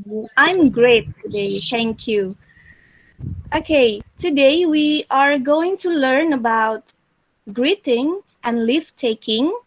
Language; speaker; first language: English; non-native, fluent; Indonesian